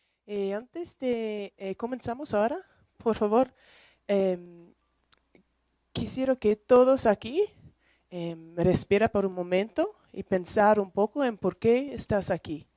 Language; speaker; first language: Spanish; non-native, learner; English